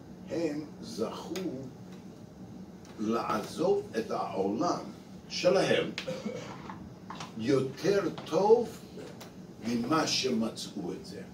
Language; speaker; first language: Hebrew; non-native, fluent; English